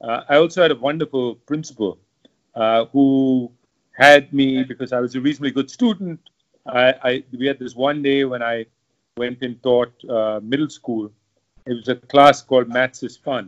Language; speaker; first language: English; non-native, local second language; Hindi